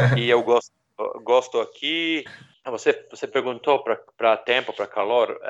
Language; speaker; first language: Portuguese; non-native, learner; Serbian